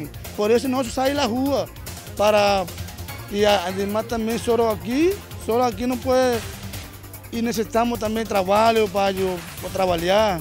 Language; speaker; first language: Portuguese; non-native, learner; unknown